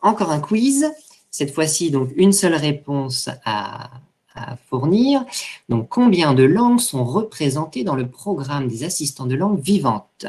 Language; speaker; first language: French; native; French